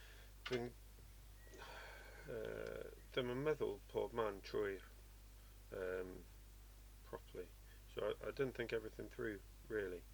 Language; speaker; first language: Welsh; non-native, learner; English